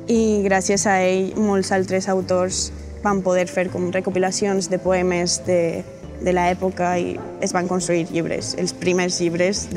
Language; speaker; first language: Catalan; non-native, fluent; Bulgarian